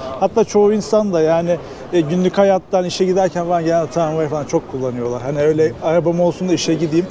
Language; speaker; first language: Turkish; native; Turkish